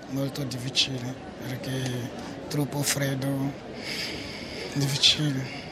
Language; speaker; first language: Italian; non-native, learner; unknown